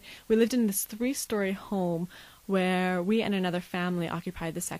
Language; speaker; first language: English; native; English